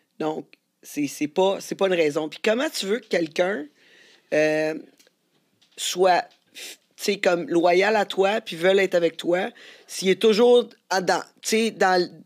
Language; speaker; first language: French; native; French